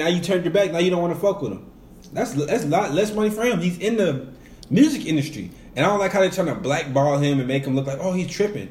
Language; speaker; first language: English; native; English